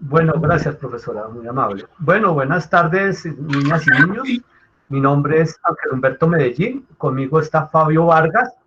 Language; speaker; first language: Spanish; native; Spanish